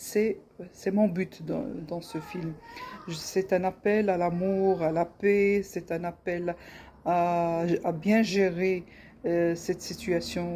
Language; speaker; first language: French; non-native, local second language; Arabic